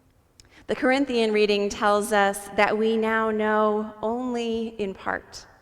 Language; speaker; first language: English; native; English